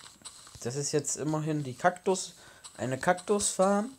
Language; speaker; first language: German; native; German